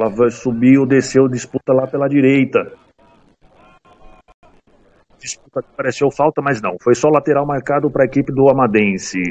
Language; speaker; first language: Portuguese; native; Portuguese